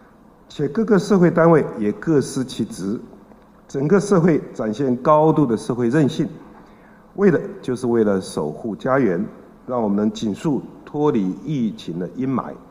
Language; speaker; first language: Chinese; native; Chinese